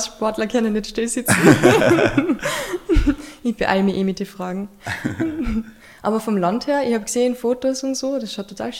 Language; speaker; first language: German; native; German